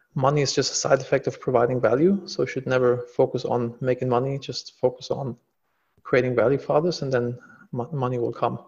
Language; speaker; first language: English; non-native, fluent; German